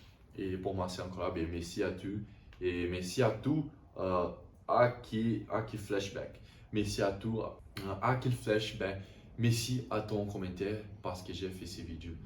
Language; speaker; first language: French; non-native, learner; Portuguese